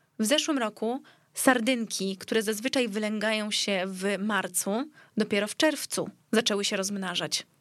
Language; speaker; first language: Polish; early bilingual, heritage; Greek